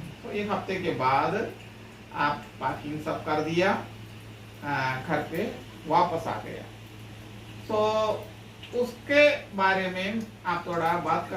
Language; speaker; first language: Hindi; non-native, local second language; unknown